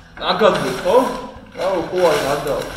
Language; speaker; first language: Georgian; native; Georgian